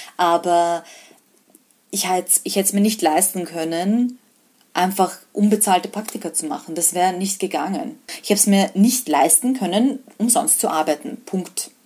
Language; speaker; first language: German; early bilingual, other home language; Serbian